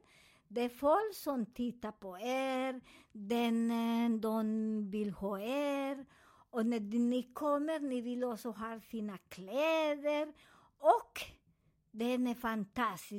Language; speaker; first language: Swedish; non-native, fluent; Spanish